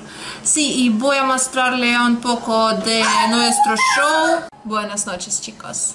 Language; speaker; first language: Spanish; non-native, learner; Russian